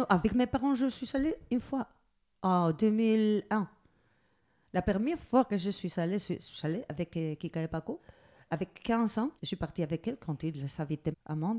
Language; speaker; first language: French; non-native, learner; Spanish